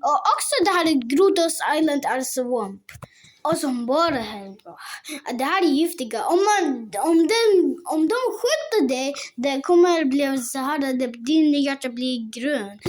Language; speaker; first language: Swedish; non-native, local second language; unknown